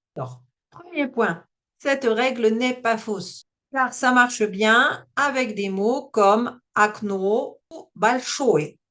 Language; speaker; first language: French; native; French